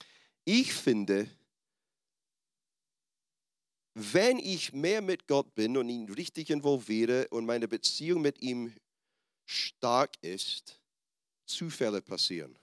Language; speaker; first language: German; non-native, fluent; English